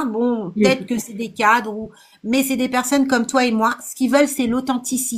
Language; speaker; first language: French; native; French